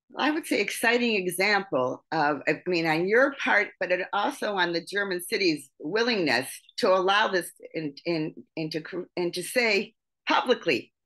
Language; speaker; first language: English; native; English